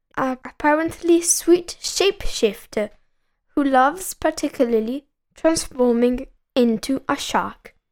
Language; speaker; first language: English; non-native, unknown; Italian